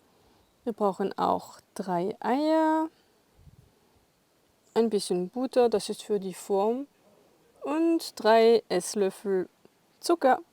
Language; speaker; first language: German; non-native, fluent; French